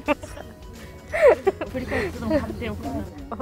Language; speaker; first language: Japanese; native; Japanese